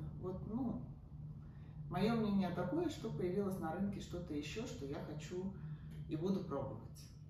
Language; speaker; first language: Russian; native; Russian